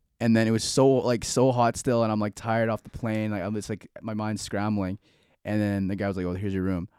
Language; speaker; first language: English; early bilingual, other home language; Vietnamese